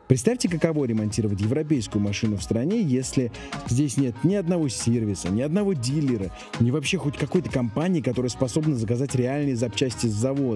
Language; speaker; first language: Russian; native; Russian